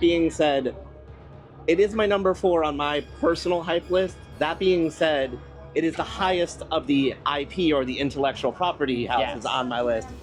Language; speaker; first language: English; native; English